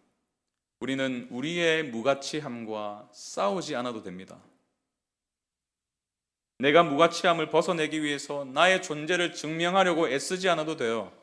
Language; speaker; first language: Korean; native; Korean